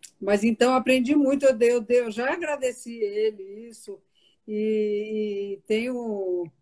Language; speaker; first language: Portuguese; early bilingual, other home language; Italian